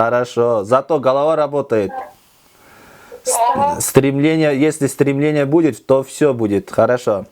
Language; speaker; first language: Russian; non-native, local second language; Kyrgyz